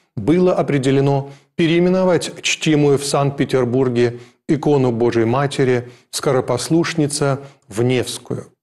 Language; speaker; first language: Russian; native; Russian